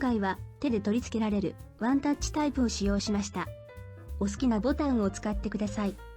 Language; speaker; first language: Japanese; native; Japanese